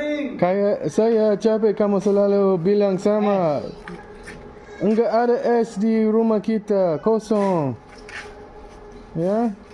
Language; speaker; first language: Indonesian; non-native, learner; English